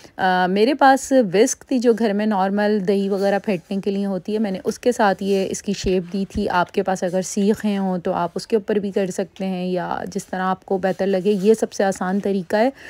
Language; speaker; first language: Urdu; native; Urdu